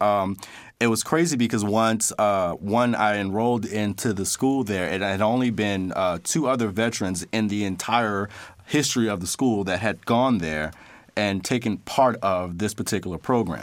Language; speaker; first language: English; native; English